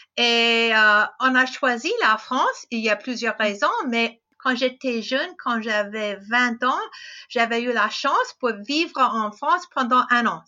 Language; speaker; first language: French; non-native, fluent; English